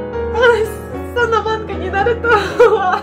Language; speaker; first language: Japanese; non-native, fluent; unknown